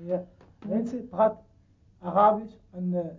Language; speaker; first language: Dutch; non-native, learner; Arabic